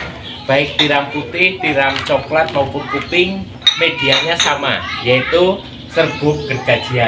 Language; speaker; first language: Indonesian; non-native, local second language; Javanese